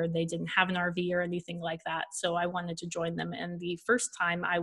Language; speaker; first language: English; native; English